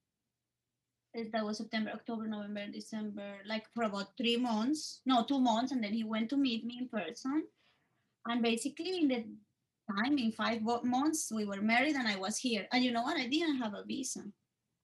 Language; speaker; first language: English; non-native, fluent; Spanish